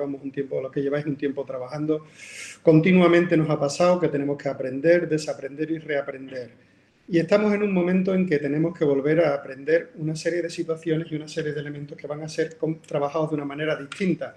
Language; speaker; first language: Spanish; native; Spanish